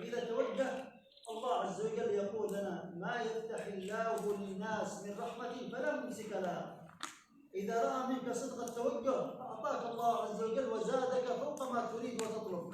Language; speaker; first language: Arabic; native; Arabic